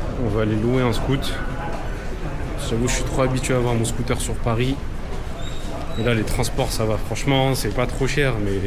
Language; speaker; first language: French; native; French